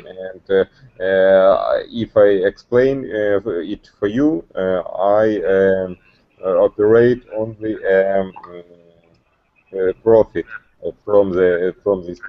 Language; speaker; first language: English; non-native, learner; Russian